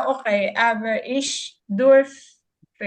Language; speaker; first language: German; non-native, learner; Filipino